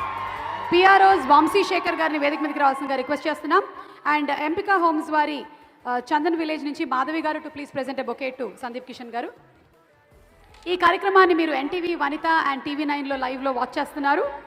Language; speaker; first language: Telugu; native; Telugu